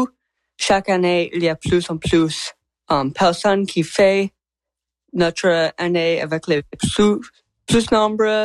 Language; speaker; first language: French; non-native, learner; English